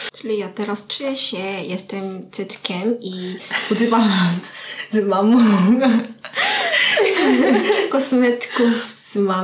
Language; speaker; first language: Polish; non-native, learner; Korean